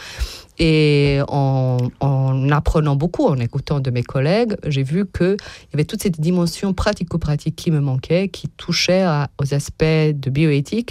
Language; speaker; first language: French; non-native, fluent; Serbian